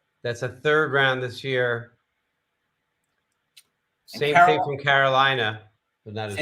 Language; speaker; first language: English; native; English